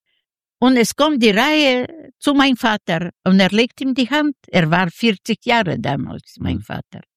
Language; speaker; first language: German; non-native, learner; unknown